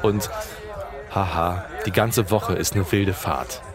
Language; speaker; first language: German; native; German